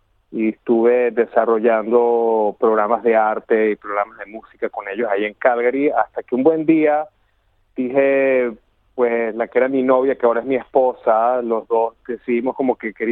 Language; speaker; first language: Spanish; native; Spanish